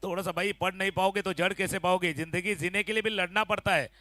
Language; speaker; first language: Hindi; non-native, local second language; Marathi